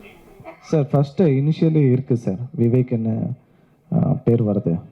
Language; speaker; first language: Tamil; non-native, learner; Kannada